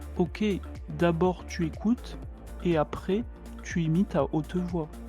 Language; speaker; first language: French; native; French